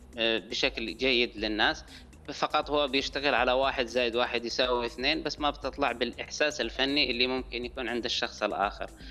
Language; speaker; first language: Arabic; native; Arabic